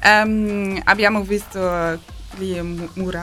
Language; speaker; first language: Italian; non-native, learner; German